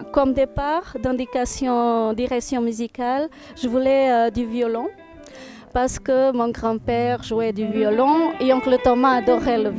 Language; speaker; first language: French; non-native, fluent; Portuguese